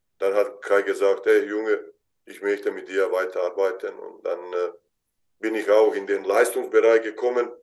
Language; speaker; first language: German; non-native, fluent; Bosnian